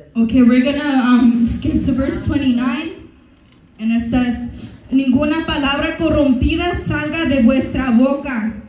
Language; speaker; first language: Spanish; early bilingual, heritage; Spanish